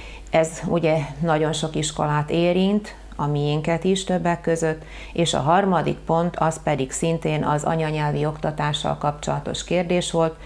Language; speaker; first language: Hungarian; native; Hungarian